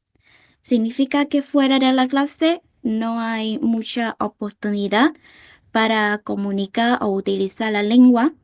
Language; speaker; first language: Spanish; non-native, fluent; Vietnamese